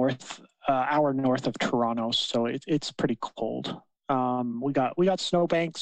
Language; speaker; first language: English; native; English